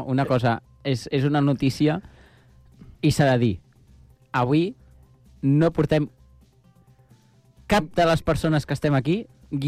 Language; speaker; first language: Catalan; native; Catalan